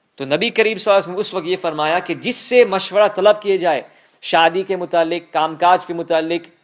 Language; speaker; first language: Urdu; early bilingual, other home language; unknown